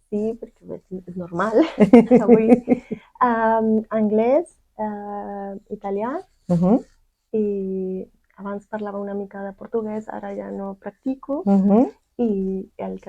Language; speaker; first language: Catalan; non-native, fluent; Spanish